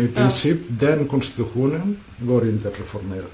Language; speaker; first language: Swedish; non-native, fluent; Catalan